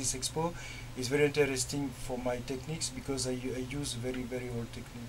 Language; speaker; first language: English; non-native, learner; French